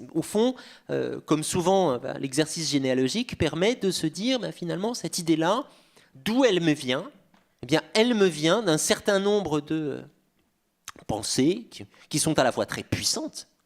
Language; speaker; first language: French; native; French